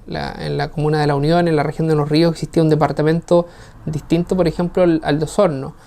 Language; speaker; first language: Spanish; native; Spanish